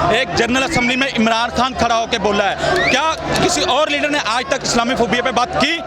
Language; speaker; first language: Urdu; non-native, local second language; Punjabi